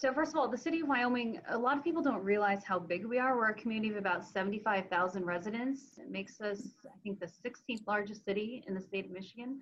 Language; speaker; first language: English; native; English